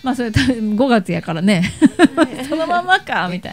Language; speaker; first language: Japanese; native; Japanese